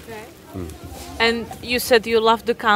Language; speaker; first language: English; non-native, learner; Czech